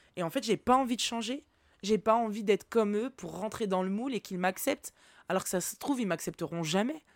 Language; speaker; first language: French; native; French